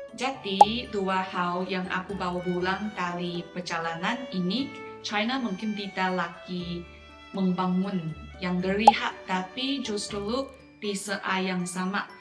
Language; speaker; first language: Indonesian; non-native, fluent; Chinese